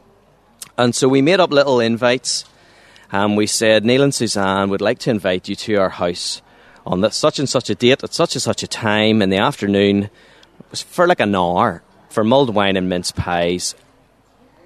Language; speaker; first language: English; native; English